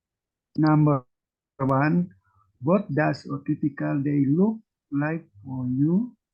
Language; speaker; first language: English; non-native, learner; Indonesian